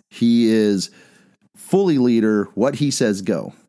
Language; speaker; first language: English; native; English